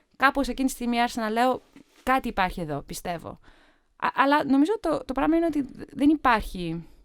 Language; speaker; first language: Greek; early bilingual, heritage; Greek